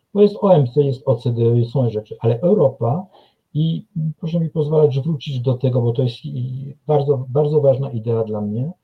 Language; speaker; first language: Polish; non-native, fluent; French